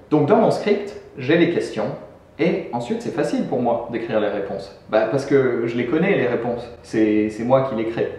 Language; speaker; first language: French; native; French